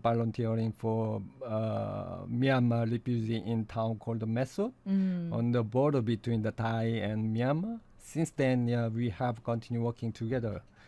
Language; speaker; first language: English; non-native, fluent; Korean